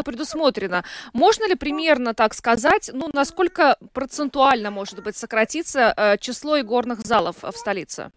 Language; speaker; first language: Russian; native; Russian